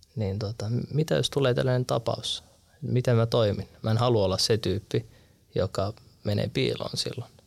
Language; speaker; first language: Finnish; early bilingual, other home language; Arabic